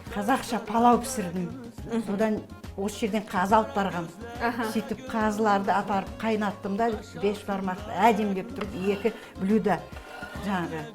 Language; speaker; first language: Kazakh; non-native, local second language; Azerbaijani